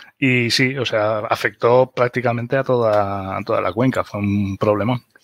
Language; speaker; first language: Spanish; early bilingual, other home language; German